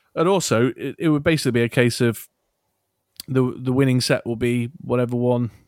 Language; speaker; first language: English; native; English